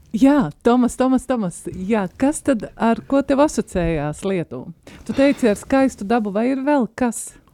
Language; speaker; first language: Latvian; native; Latvian